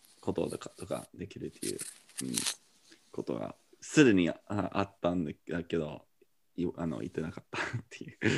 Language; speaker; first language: Japanese; non-native, fluent; English